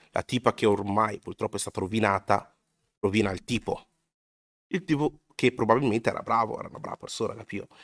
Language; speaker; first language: Italian; early bilingual, other home language; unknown